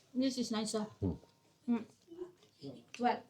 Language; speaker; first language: English; non-native, local second language; Iban